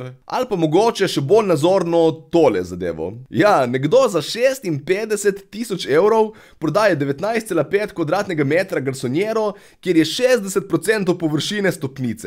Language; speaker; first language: Slovenian; native; Slovenian